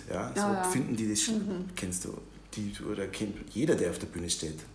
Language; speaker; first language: German; native; German